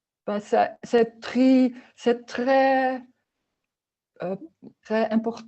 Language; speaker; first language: French; non-native, learner; Dutch